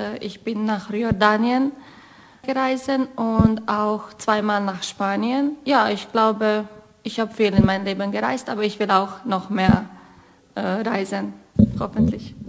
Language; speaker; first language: German; non-native, fluent; Croatian